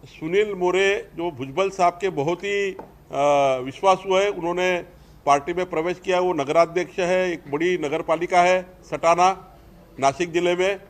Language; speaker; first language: Hindi; non-native, local second language; Marathi